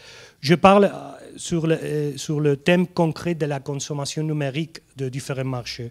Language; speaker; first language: French; non-native, fluent; Spanish